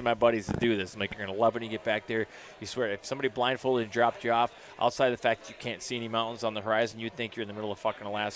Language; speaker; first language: English; native; English